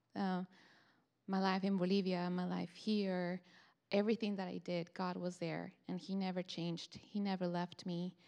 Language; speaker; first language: English; non-native, fluent; Spanish